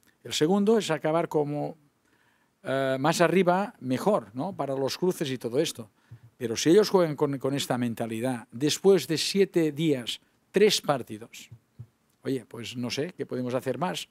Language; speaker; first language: Spanish; native; Spanish